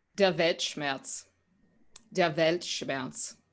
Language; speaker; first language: German; non-native, fluent; English